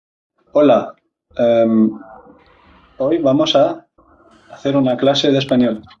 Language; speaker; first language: Spanish; non-native, fluent; French